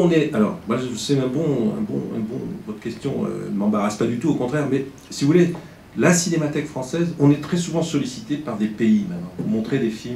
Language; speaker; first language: French; native; French